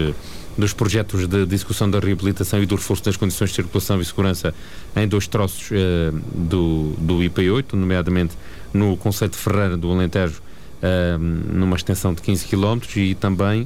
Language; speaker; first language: Portuguese; native; Portuguese